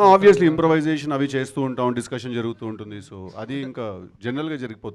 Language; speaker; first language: Telugu; native; Telugu